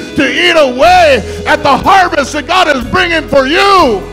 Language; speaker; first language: English; early bilingual, other home language; Spanish